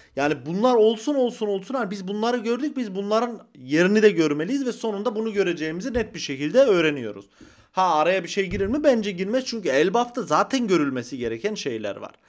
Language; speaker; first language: Turkish; early bilingual, heritage; Turkish